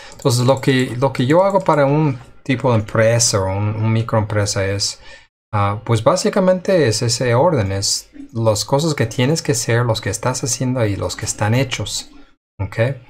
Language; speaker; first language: Spanish; non-native, fluent; English